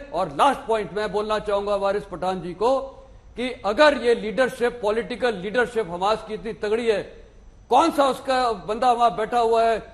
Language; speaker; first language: Hindi; native; Hindi